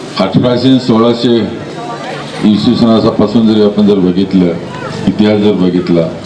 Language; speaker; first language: Marathi; non-native, local second language; Lambadi